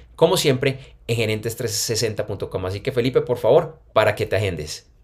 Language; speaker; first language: Spanish; native; Spanish